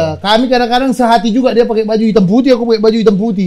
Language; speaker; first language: Indonesian; native; Indonesian